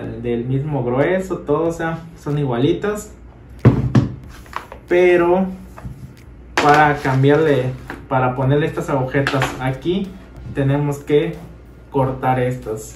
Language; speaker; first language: Spanish; native; Spanish